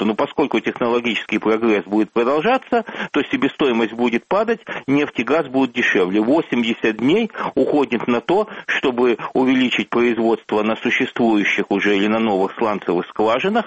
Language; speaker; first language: Russian; native; Russian